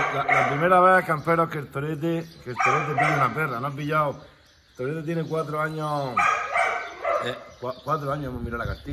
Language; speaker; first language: Spanish; native; Spanish